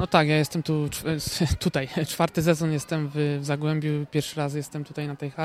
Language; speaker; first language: Polish; native; Polish